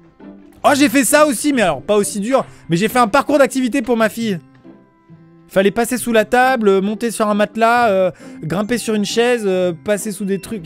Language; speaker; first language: French; native; French